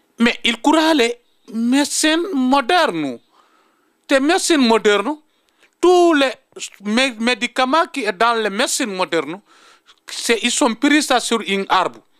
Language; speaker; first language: French; non-native, local second language; Fula